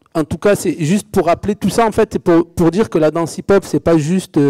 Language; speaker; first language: French; native; French